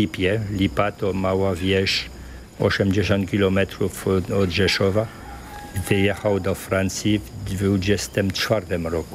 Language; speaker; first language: Polish; early bilingual, heritage; French